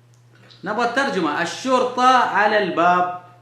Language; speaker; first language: Arabic; non-native, fluent; Urdu